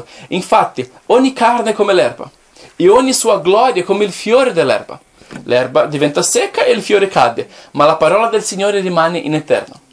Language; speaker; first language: Italian; non-native, fluent; Portuguese